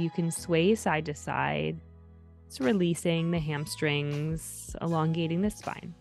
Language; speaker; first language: English; native; English